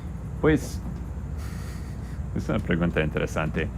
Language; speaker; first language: Spanish; non-native, learner; English